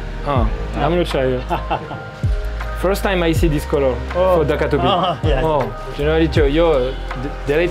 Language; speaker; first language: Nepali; non-native, learner; French